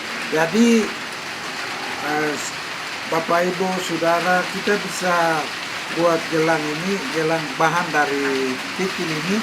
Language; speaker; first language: Indonesian; non-native, local second language; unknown